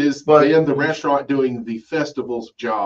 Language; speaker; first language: English; native; English